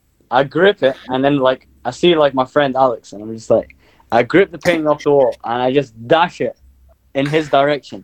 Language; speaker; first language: English; native; English